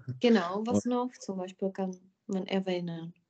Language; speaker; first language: German; non-native, fluent; Czech